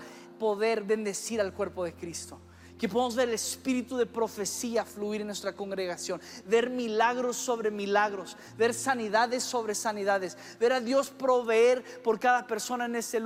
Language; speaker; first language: Spanish; early bilingual, other home language; English